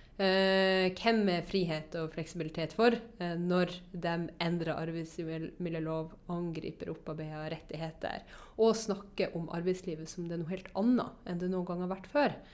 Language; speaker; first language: Norwegian; native; Norwegian